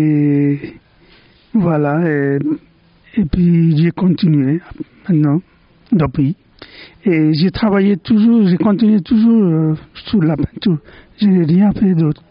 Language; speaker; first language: French; non-native, fluent; Bangla